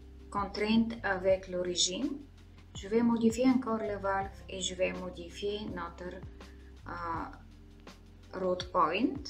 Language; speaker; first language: French; non-native, fluent; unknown